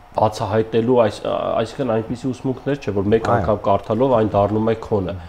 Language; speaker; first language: Armenian; native; Armenian